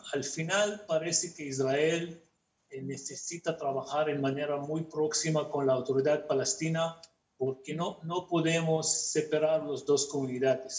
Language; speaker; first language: Spanish; non-native, fluent; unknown